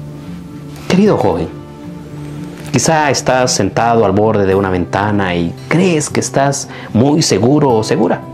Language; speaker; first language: Spanish; native; Spanish